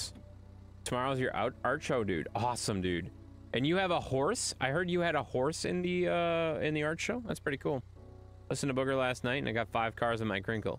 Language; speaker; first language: English; native; English